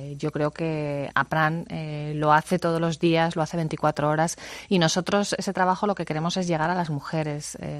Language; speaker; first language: Spanish; native; Spanish